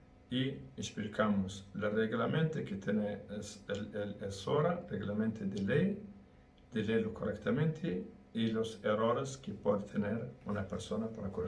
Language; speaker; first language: Spanish; non-native, learner; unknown